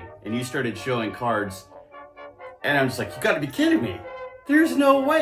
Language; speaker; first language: English; native; English